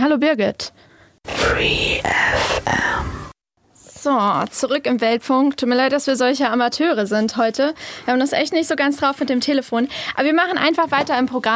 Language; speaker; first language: German; native; German